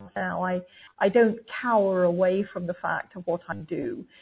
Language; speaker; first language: English; native; English